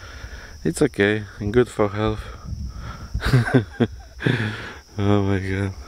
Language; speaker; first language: English; non-native, fluent; Polish